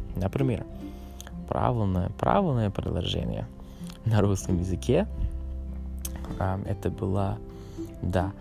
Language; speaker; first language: Russian; non-native, learner; English